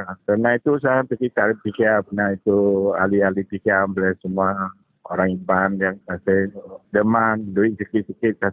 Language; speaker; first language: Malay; non-native, local second language; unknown